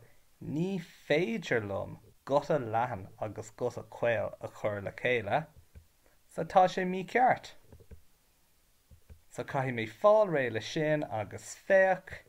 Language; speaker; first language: Irish; non-native, learner; English